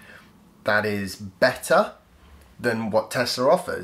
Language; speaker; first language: English; native; English